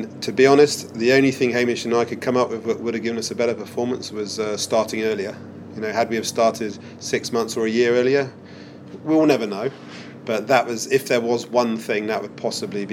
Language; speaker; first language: English; native; English